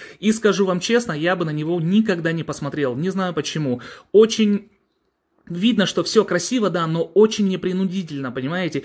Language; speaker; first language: Russian; early bilingual, heritage; Russian